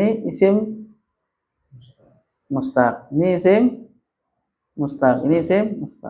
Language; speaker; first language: Arabic; non-native, fluent; Indonesian